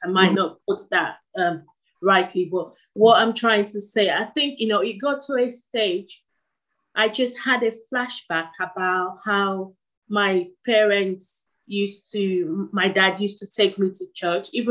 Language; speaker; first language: English; non-native, local second language; Yoruba